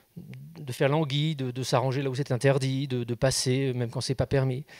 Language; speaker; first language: French; native; French